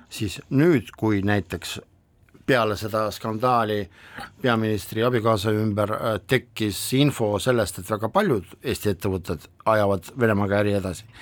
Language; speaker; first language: Estonian; non-native, local second language; Russian